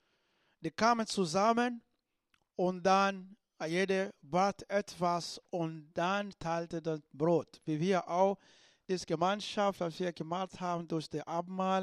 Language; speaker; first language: German; non-native, learner; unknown